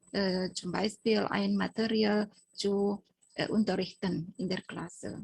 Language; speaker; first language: German; non-native, learner; Indonesian